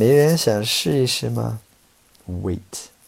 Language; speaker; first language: Chinese; non-native, fluent; English